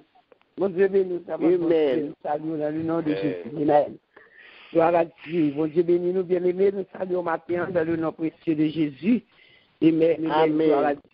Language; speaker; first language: French; non-native, local second language; Haitian Creole